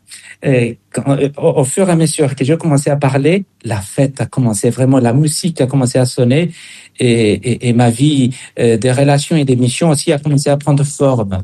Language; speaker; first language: French; non-native, fluent; Spanish